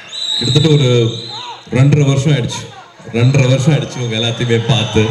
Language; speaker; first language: Tamil; native; Tamil